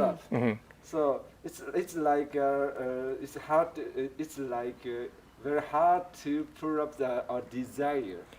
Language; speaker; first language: English; non-native, learner; Japanese